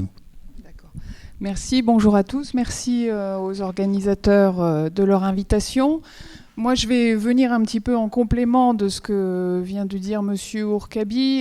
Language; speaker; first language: French; native; French